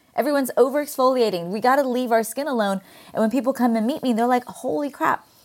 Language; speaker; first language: English; native; English